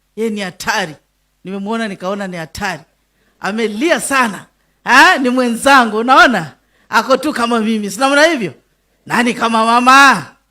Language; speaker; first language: Swahili; non-native, local second language; Luyia